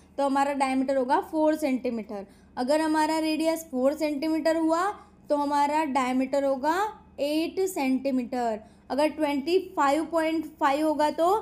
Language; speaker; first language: Hindi; non-native, local second language; Marathi